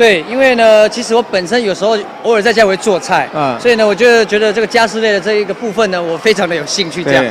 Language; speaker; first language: Chinese; native; Chinese